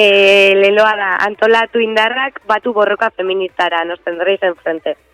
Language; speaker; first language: Basque; native; Basque